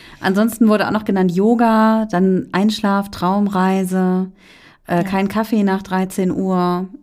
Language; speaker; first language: German; native; German